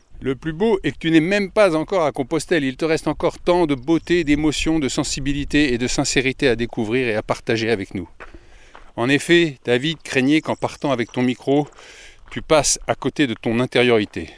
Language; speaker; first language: French; native; French